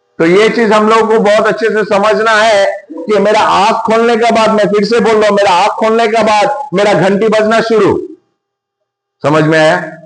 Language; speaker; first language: Hindi; non-native, local second language; Bangla